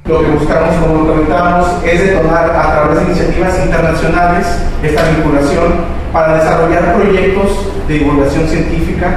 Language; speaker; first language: Spanish; native; Spanish